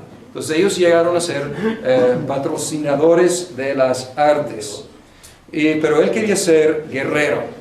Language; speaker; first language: Spanish; non-native, fluent; English